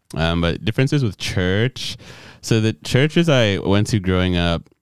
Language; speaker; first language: English; non-native, local second language; Yoruba